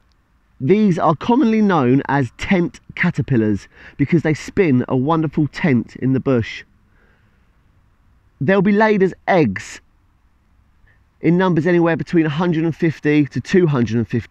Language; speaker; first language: English; native; English